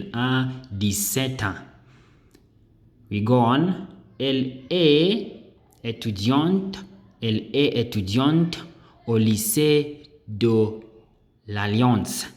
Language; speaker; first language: French; non-native, learner; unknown